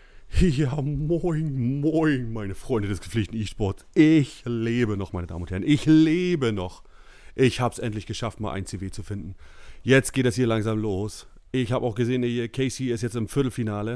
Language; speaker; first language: German; native; German